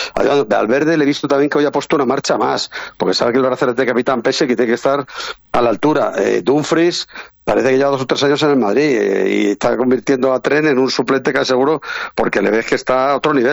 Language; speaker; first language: Spanish; native; Spanish